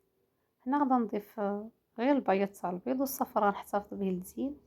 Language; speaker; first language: Arabic; native; Arabic